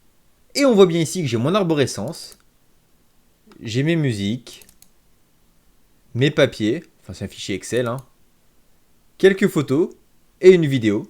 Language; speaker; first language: French; native; French